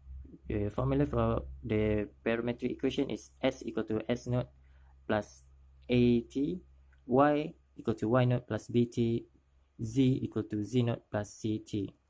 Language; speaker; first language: English; non-native, local second language; Malay